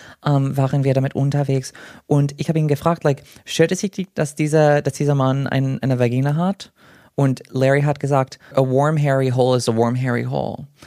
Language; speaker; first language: German; non-native, fluent; English